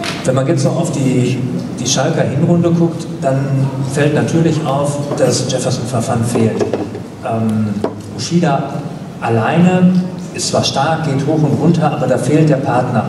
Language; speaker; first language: German; native; German